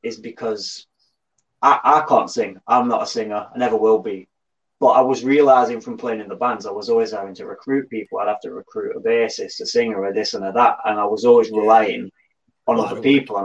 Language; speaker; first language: English; native; English